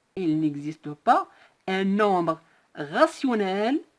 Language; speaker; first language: French; non-native, local second language; Arabic